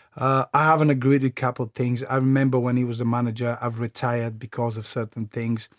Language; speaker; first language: English; non-native, fluent; Bulgarian